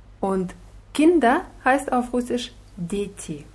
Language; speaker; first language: German; non-native, fluent; Russian